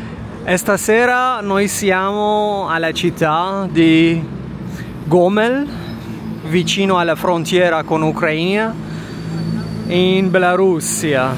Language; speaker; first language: Italian; non-native, fluent; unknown